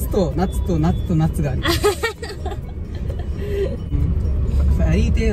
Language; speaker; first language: Japanese; non-native, learner; Tamil